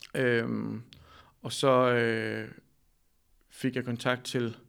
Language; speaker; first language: Danish; native; Danish